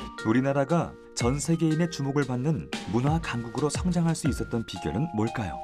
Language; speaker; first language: Korean; native; Korean